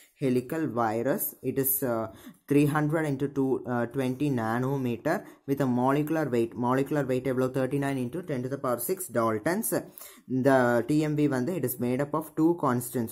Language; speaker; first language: English; non-native, local second language; Tamil